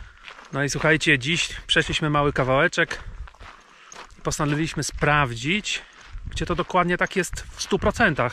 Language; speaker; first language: Polish; native; Polish